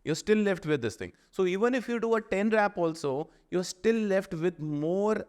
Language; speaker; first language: English; non-native, local second language; Punjabi